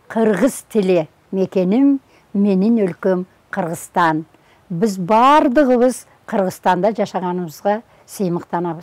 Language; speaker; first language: Kyrgyz; non-native, local second language; Uzbek